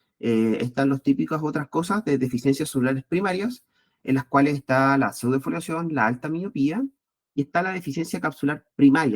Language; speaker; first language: Spanish; native; Spanish